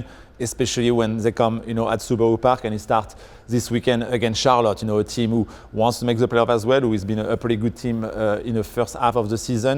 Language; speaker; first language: English; non-native, fluent; French